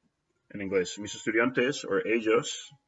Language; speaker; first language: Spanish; non-native, fluent; English